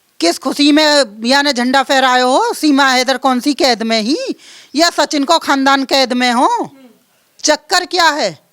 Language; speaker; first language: Hindi; native; Hindi